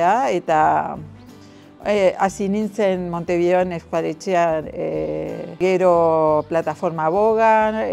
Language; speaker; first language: Basque; non-native, learner; Spanish